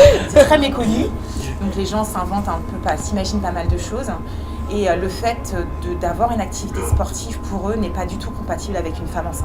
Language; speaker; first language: French; native; French